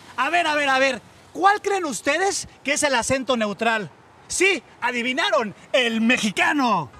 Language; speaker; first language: Spanish; native; Spanish